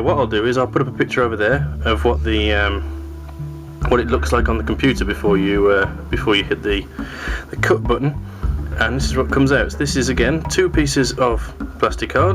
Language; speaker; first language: English; native; English